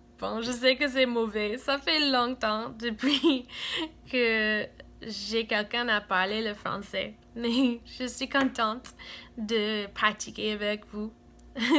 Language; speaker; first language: French; non-native, fluent; English